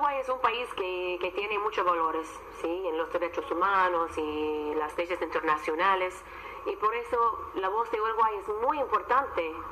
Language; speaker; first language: Spanish; non-native, learner; Arabic